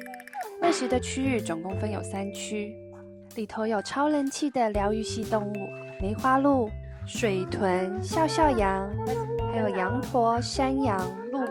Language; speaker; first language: Chinese; native; Chinese